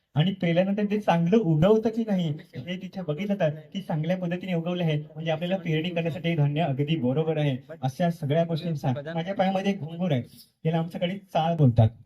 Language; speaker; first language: Marathi; native; Marathi